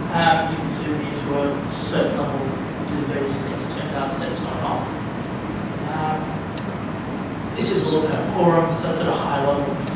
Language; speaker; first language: English; native; English